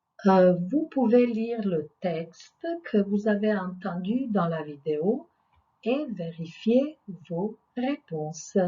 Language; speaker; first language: French; non-native, fluent; Croatian